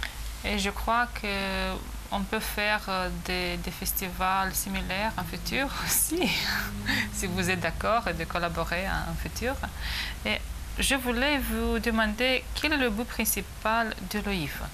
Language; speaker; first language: French; non-native, fluent; Romanian